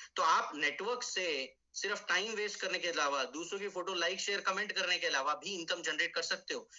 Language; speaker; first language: Hindi; native; Hindi